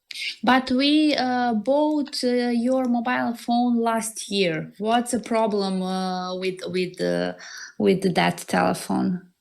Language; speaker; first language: English; non-native, learner; Serbian